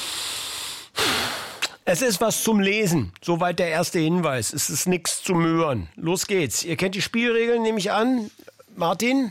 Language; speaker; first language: German; native; German